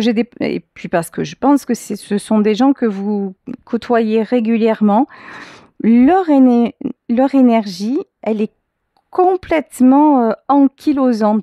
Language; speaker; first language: French; native; French